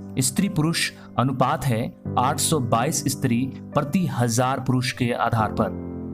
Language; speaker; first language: Hindi; native; Hindi